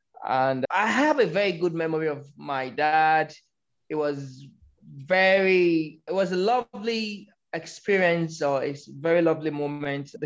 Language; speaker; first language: English; non-native, local second language; Yoruba